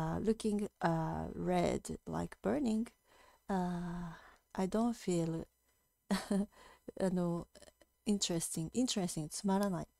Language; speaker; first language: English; non-native, fluent; Japanese